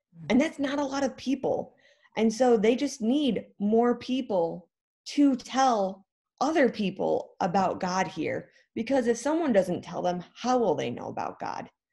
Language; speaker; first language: English; native; English